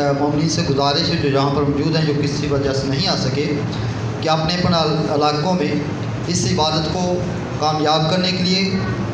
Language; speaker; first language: Urdu; non-native, local second language; Punjabi